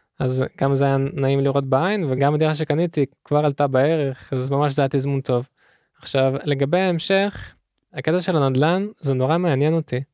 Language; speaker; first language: Hebrew; early bilingual, other home language; Russian